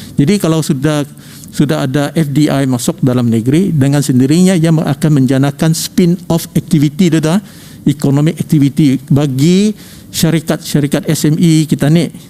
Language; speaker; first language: Malay; native; Malay